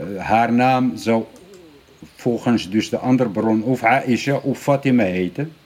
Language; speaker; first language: Dutch; non-native, fluent; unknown